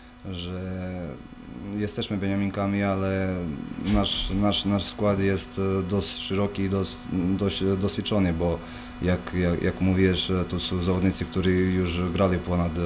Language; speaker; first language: Polish; non-native, fluent; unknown